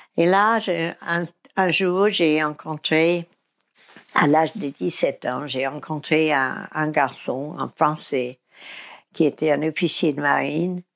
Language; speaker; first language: French; non-native, fluent; English